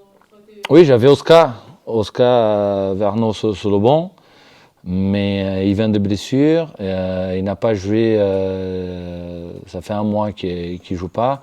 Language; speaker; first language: French; non-native, fluent; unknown